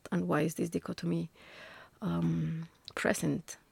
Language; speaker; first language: English; non-native, fluent; Spanish